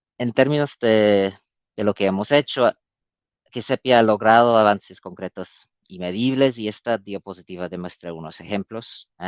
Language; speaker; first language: Spanish; non-native, fluent; English